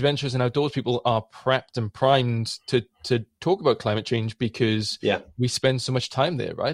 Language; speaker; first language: English; native; English